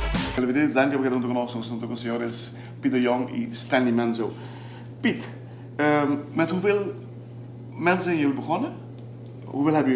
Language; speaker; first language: Dutch; non-native, local second language; Papiamento